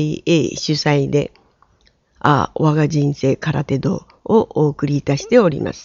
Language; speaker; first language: Japanese; native; Japanese